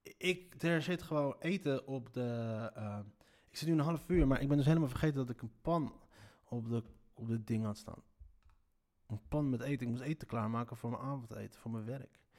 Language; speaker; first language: Dutch; early bilingual, other home language; Riffian